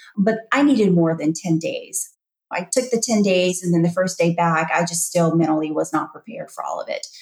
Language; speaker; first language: English; native; English